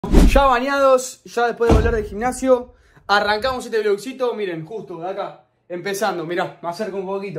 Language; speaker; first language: Spanish; native; Spanish